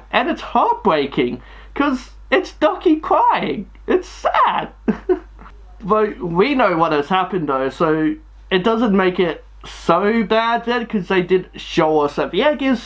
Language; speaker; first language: English; native; English